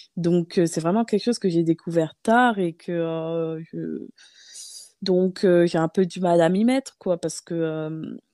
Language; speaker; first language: French; native; French